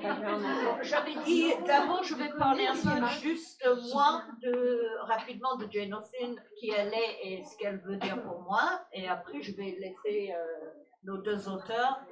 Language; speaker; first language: French; non-native, fluent; English